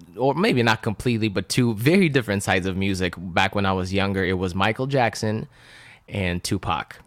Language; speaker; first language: English; non-native, fluent; Russian